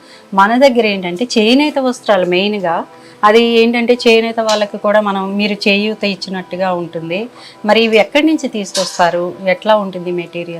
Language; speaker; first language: Telugu; native; Telugu